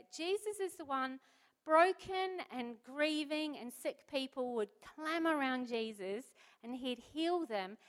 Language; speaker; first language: English; native; English